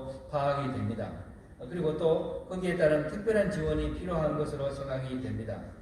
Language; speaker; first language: Korean; native; Korean